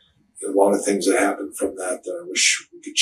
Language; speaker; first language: English; native; English